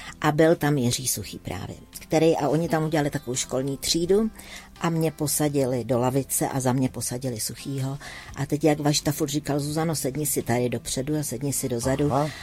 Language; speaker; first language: Czech; native; Czech